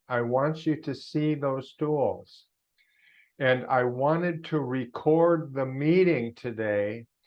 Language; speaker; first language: English; non-native, fluent; Vietnamese